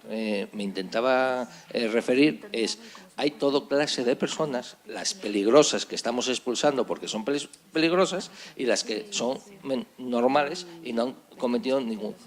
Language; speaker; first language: Spanish; native; Spanish